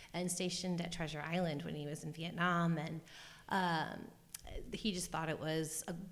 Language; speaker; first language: English; native; English